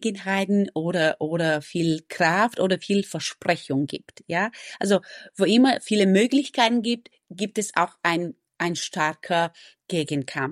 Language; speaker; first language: German; non-native, fluent; Romanian